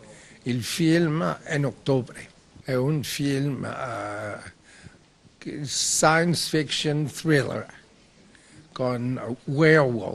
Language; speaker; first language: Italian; non-native, learner; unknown